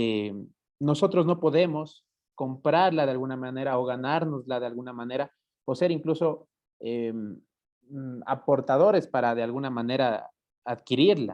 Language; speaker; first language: Spanish; native; Spanish